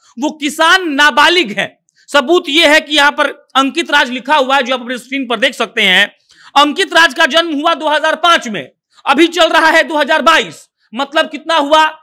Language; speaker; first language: Hindi; native; Hindi